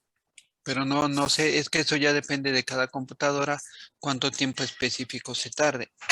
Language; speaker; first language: Spanish; native; Spanish